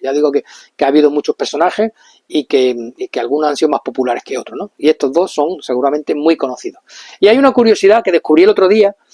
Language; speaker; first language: Spanish; native; Spanish